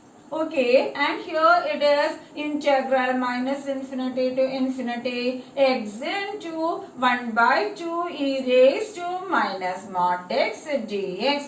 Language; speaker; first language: English; non-native, local second language; Malayalam